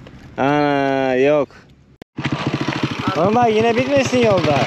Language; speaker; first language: Turkish; native; Turkish